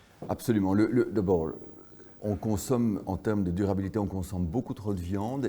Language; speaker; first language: French; native; French